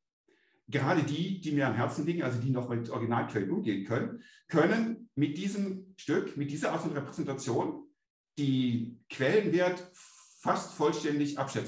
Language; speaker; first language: German; native; German